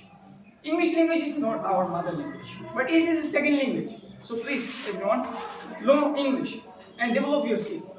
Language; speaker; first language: English; non-native, learner; Bangla